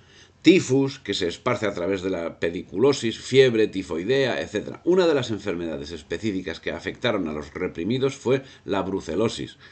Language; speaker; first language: Spanish; native; Spanish